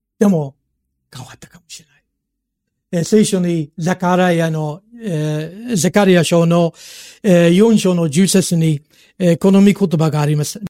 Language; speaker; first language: Japanese; non-native, fluent; English